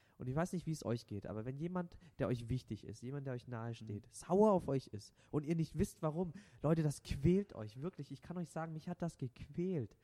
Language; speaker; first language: German; non-native, local second language; Vietnamese